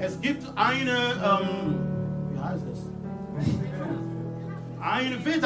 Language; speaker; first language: German; non-native, learner; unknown